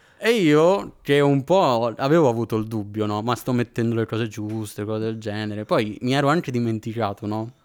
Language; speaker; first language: Italian; native; Italian